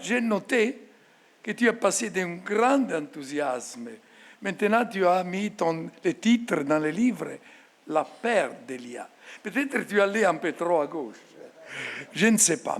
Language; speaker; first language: French; non-native, fluent; Italian